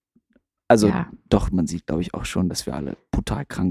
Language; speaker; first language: German; native; German